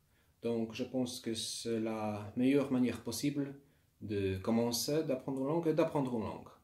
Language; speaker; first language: French; non-native, learner; Polish